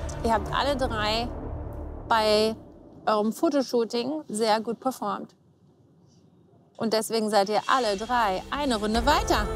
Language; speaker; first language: German; native; German